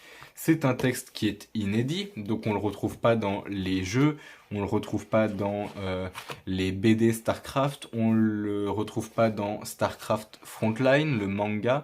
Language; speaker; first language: French; native; French